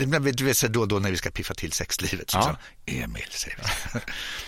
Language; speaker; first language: Swedish; native; Swedish